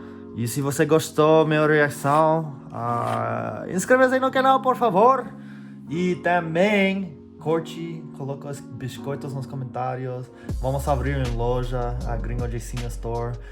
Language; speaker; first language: Portuguese; non-native, fluent; English